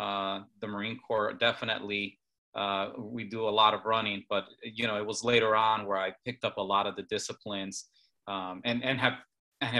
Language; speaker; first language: English; native; English